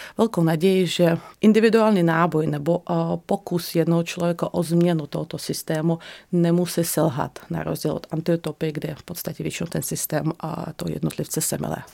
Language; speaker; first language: Czech; non-native, fluent; Russian